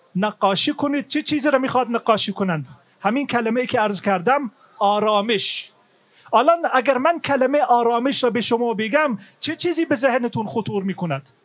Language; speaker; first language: Persian; non-native, fluent; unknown